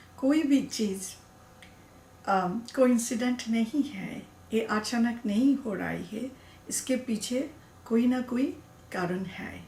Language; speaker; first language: Hindi; non-native, learner; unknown